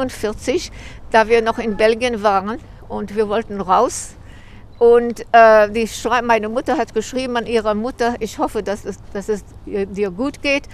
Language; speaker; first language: German; early bilingual, heritage; German